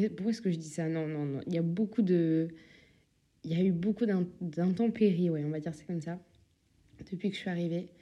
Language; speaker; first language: French; native; French